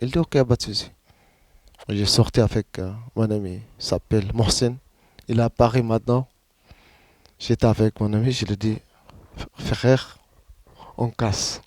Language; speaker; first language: French; non-native, learner; Arabic